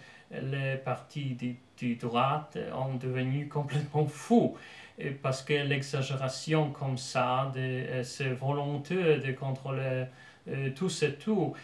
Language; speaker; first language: French; non-native, fluent; Polish